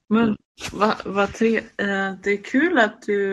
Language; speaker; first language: Danish; non-native, learner; Swedish